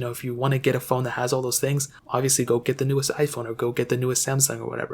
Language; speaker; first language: English; native; English